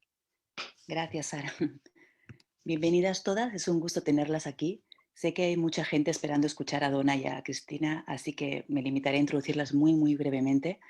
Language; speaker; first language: Spanish; native; Spanish